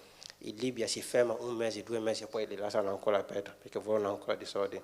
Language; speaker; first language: Italian; non-native, fluent; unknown